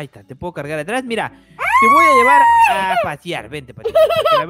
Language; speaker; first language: Spanish; native; Spanish